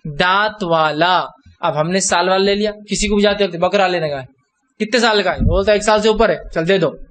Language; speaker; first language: Urdu; native; Urdu